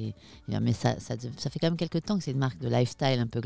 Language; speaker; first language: French; native; French